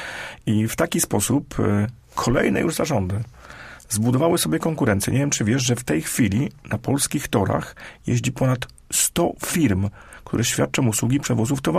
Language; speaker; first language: Polish; native; Polish